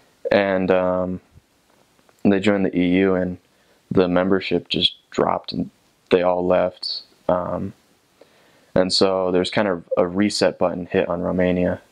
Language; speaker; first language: English; native; English